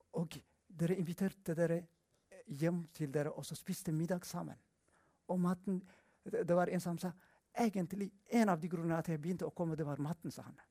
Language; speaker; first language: Norwegian; non-native, fluent; Amharic